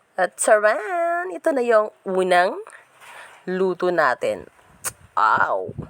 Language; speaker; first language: Filipino; non-native, local second language; Cebuano